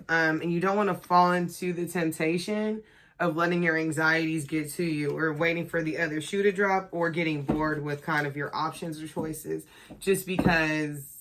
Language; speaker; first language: English; native; English